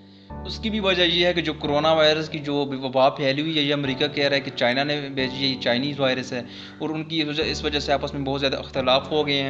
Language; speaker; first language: Hindi; non-native, local second language; Punjabi